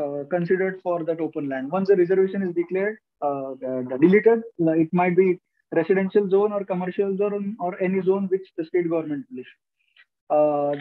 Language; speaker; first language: English; non-native, local second language; Marathi